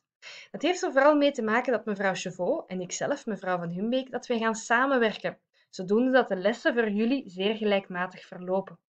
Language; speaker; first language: Dutch; native; Dutch